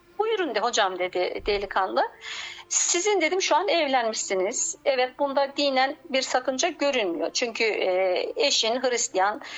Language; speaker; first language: Turkish; native; Turkish